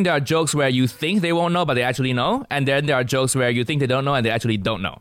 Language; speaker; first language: English; non-native, local second language; Cantonese